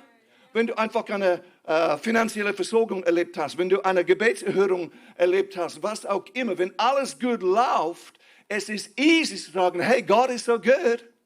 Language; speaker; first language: German; non-native, fluent; English